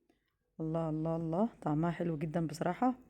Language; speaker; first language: Arabic; native; Arabic